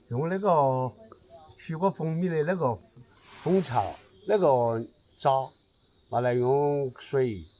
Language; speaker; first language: Chinese; native; Chinese